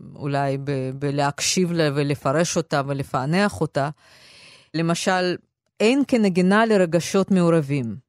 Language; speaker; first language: Hebrew; non-native, fluent; Russian